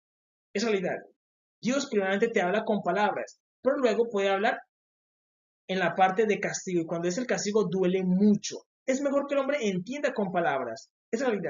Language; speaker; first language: Spanish; native; Spanish